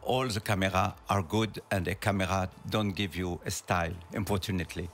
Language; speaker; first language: English; non-native, learner; French